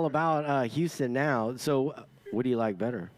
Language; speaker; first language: English; native; English